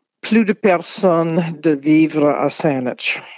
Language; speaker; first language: French; non-native, fluent; English